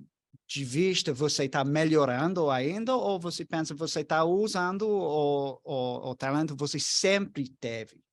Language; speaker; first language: Portuguese; non-native, learner; English